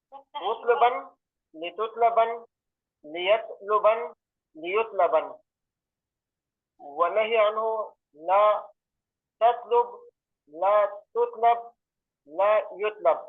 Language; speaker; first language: Arabic; non-native, learner; Urdu